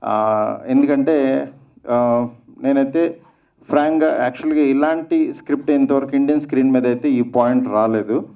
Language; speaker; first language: Telugu; native; Telugu